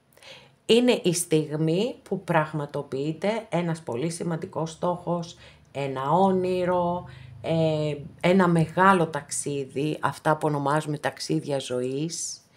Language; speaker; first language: Greek; native; Greek